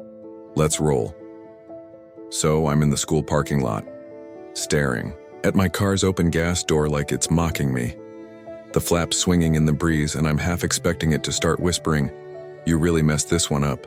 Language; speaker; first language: English; native; English